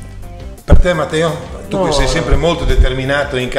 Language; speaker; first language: Italian; native; Italian